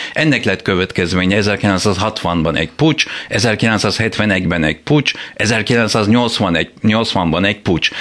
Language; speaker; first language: Hungarian; non-native, fluent; Turkish